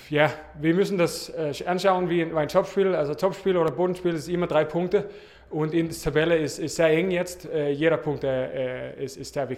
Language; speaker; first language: German; non-native, fluent; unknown